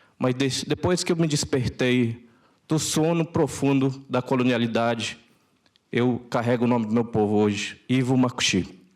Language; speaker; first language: Portuguese; non-native, local second language; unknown